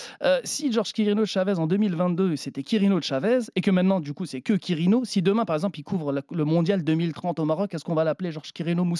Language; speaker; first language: French; native; French